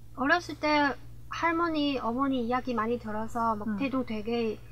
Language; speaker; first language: Korean; early bilingual, heritage; Korean